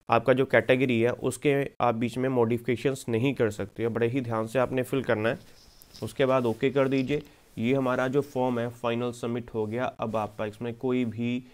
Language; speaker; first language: Hindi; non-native, local second language; Punjabi